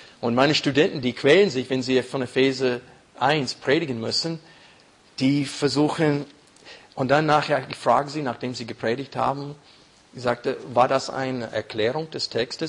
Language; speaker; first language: German; non-native, fluent; English